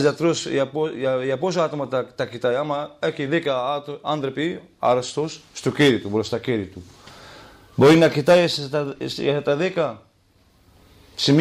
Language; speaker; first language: Greek; non-native, learner; Kurdish